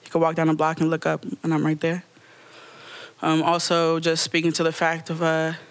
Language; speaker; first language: English; native; English